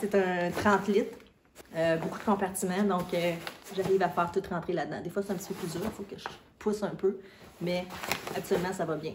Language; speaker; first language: French; native; French